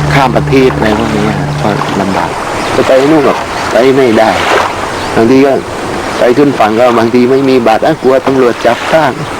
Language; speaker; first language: Thai; non-native, local second language; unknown